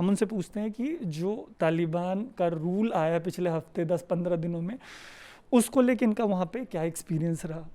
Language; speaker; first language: Hindi; native; Hindi